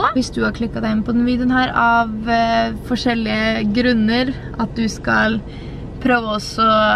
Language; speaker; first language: Norwegian; native; Norwegian